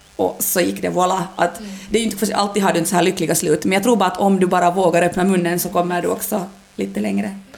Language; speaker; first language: Swedish; native; Swedish